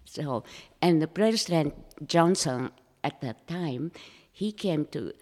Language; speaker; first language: English; non-native, fluent; Japanese